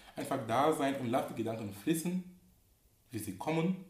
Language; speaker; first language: German; non-native, fluent; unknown